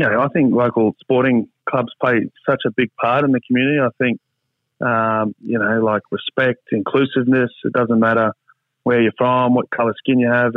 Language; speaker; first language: English; native; English